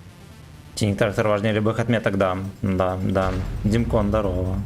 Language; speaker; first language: Russian; native; Russian